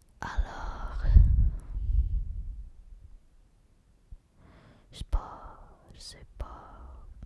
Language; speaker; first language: French; non-native, learner; English